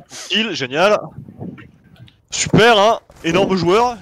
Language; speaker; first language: French; native; French